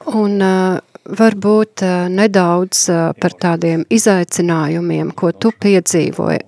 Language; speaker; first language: Latvian; native; Latvian